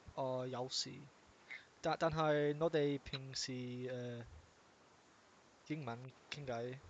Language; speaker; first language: Chinese; non-native, learner; English